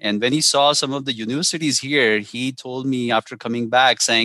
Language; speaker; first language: English; non-native, local second language; Hindi